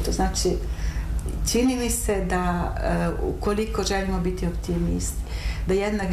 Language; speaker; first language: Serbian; non-native, fluent; Italian